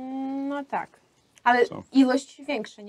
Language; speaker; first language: Polish; non-native, fluent; Russian